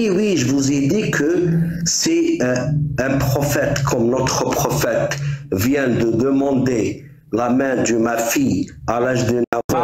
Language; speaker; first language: French; non-native, local second language; Arabic